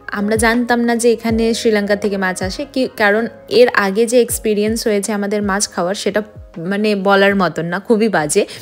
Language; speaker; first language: Bangla; non-native, local second language; Hindi